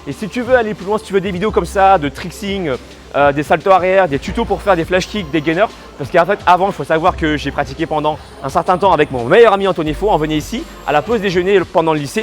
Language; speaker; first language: French; native; French